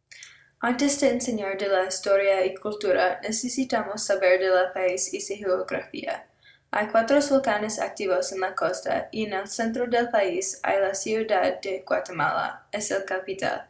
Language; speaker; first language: Spanish; non-native, learner; English